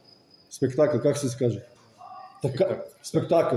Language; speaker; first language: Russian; non-native, fluent; Serbian